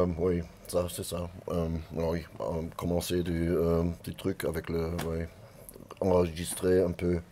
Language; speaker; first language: French; non-native, learner; German